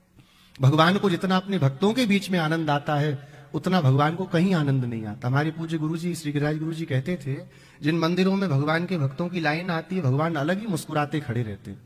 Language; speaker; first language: Hindi; native; Hindi